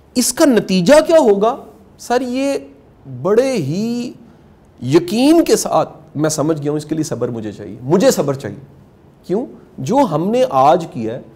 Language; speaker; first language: Urdu; non-native, local second language; Punjabi